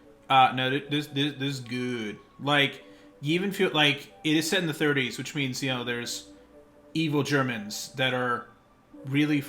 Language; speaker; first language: English; native; English